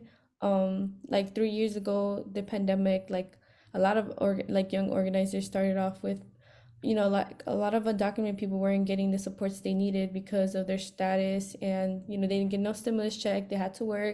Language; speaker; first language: English; native; English